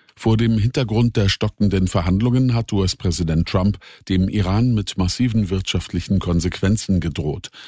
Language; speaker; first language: German; native; German